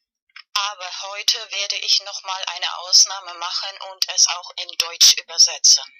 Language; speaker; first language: German; non-native, fluent; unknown